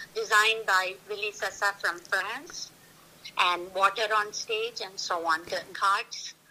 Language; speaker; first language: English; non-native, local second language; Tamil